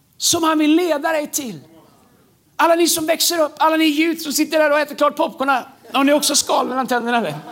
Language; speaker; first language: Swedish; native; Swedish